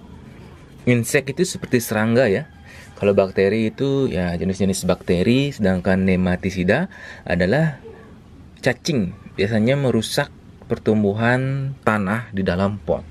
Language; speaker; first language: Indonesian; native; Indonesian